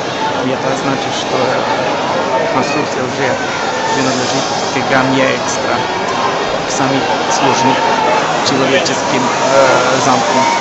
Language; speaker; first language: Russian; non-native, fluent; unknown